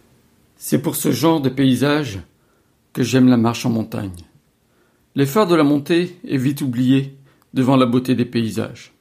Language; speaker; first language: French; native; French